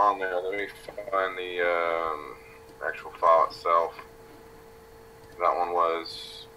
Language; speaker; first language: English; native; English